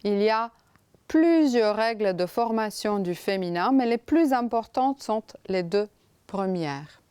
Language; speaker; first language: French; non-native, fluent; Romanian